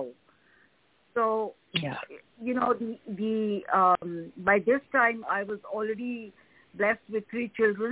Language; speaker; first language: English; non-native, local second language; Hindi